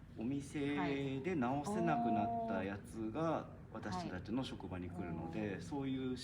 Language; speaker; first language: Japanese; native; Japanese